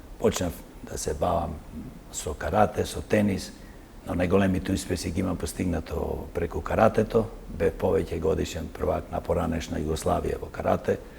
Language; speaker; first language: Macedonian; native; Macedonian